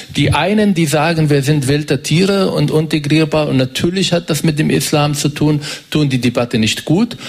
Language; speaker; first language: German; non-native, fluent; Arabic